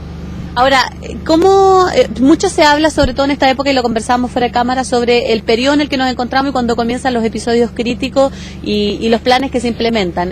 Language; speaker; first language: Spanish; native; Spanish